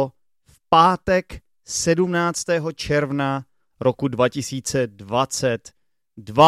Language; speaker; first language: Czech; native; Czech